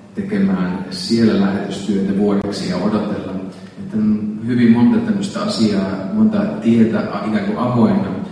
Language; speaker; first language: Finnish; native; Finnish